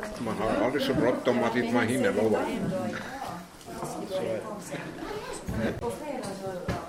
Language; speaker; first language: Swedish; native; Swedish